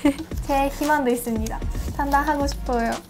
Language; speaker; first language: Korean; non-native, fluent; Japanese